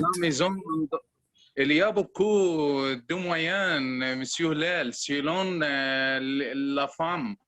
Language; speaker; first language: French; non-native, learner; Arabic